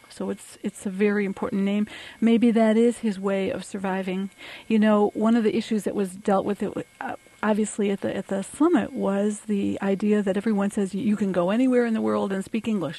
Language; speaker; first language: English; early bilingual, other home language; French